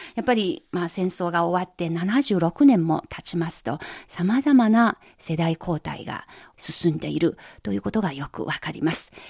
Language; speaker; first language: Japanese; non-native, fluent; Chinese